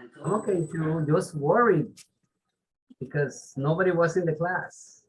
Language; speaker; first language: English; non-native, fluent; Spanish